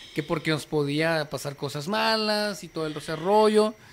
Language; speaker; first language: Spanish; native; Spanish